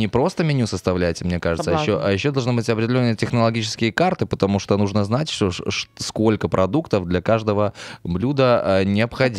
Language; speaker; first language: Russian; native; Russian